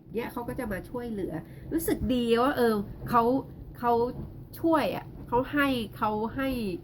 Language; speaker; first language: Thai; native; Thai